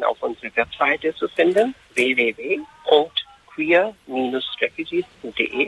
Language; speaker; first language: German; non-native, fluent; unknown